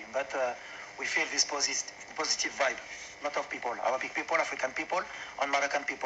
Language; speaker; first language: English; non-native, learner; French